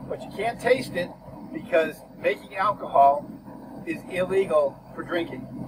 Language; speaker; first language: English; native; English